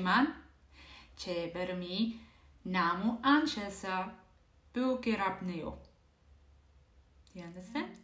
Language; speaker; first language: Korean; non-native, learner; Italian